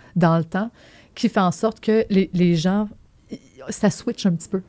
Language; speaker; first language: French; native; French